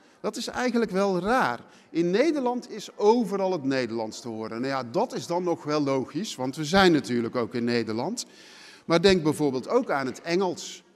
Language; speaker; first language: Dutch; native; Dutch